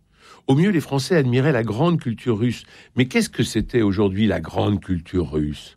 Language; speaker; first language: French; native; French